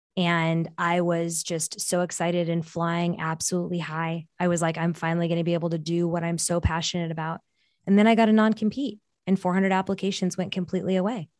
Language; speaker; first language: English; early bilingual, other home language; Portuguese